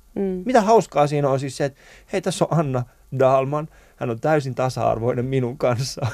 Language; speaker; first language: Finnish; early bilingual, other home language; Persian